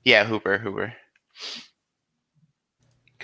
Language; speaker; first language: English; native; English